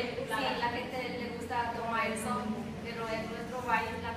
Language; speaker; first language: Spanish; non-native, learner; Vietnamese